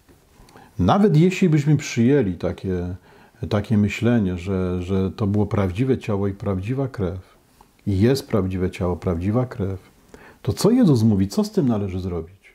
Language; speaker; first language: Polish; native; Polish